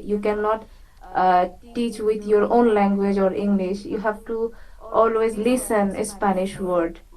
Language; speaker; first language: English; non-native, fluent; Bangla